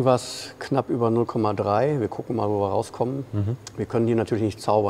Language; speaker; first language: German; native; German